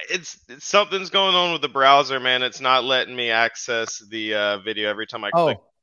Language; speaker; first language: English; native; English